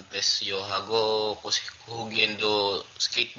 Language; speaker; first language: Spanish; non-native, learner; Filipino